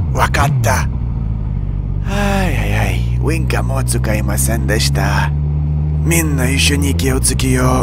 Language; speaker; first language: Japanese; non-native, learner; Russian